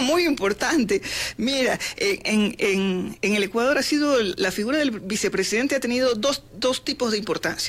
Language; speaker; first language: Spanish; native; Spanish